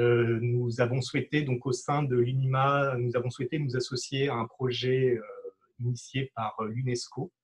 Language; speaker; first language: French; native; French